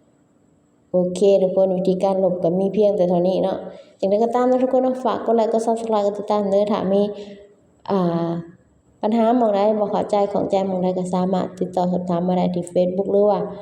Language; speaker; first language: Thai; non-native, local second language; Lao